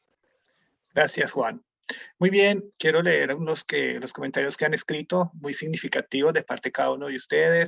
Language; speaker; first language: Spanish; native; Spanish